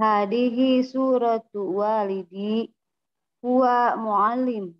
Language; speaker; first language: Arabic; non-native, learner; Indonesian